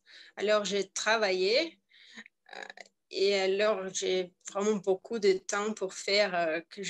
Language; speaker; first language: French; non-native, learner; Russian